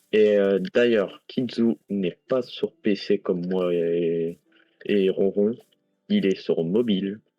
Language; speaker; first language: French; native; French